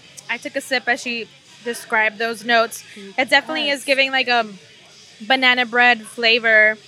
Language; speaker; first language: English; early bilingual, other home language; Spanish